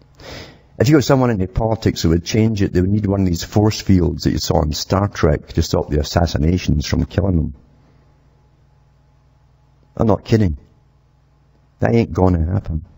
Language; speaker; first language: English; native; English